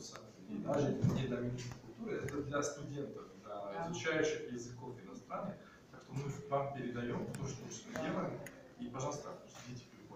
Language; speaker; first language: Russian; non-native, fluent; French